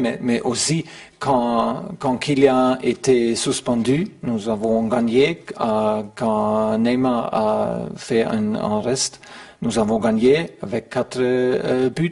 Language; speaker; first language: French; non-native, learner; German